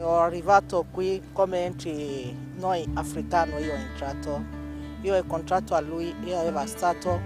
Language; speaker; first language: Italian; non-native, learner; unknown